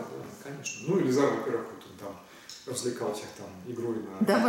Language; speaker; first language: Russian; native; Russian